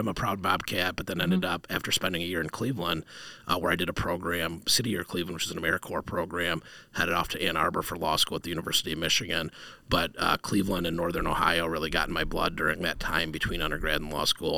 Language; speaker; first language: English; native; English